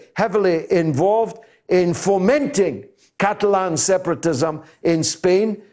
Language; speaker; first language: English; native; English